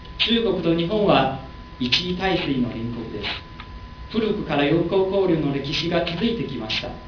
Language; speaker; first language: Japanese; non-native, learner; Chinese